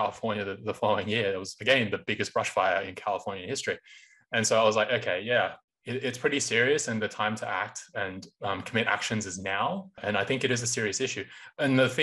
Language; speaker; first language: English; native; English